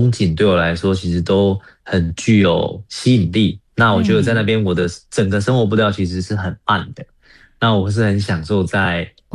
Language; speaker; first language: Chinese; native; Chinese